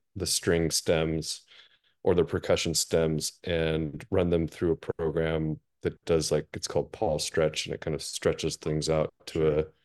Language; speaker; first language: English; native; English